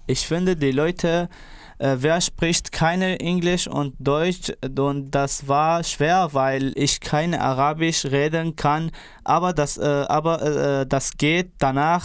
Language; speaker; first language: German; non-native, learner; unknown